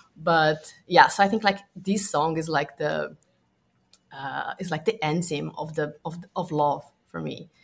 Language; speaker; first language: English; non-native, fluent; Portuguese